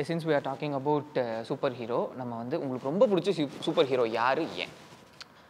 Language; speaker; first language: Tamil; native; Tamil